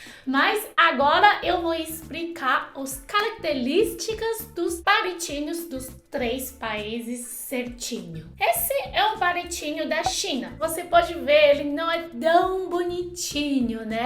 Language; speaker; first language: Portuguese; non-native, fluent; Chinese